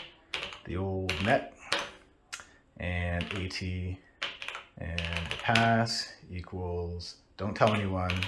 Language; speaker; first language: English; native; English